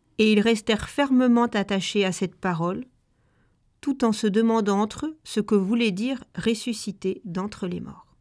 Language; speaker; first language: French; native; French